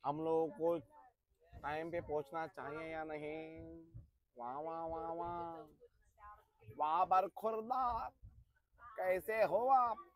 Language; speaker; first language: Hindi; non-native, local second language; Marathi